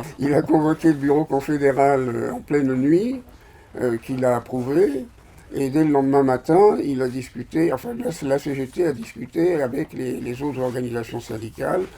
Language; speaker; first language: French; native; French